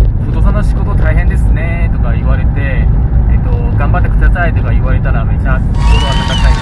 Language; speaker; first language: Japanese; non-native, fluent; Chinese